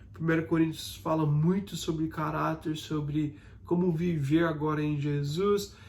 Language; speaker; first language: Portuguese; non-native, fluent; English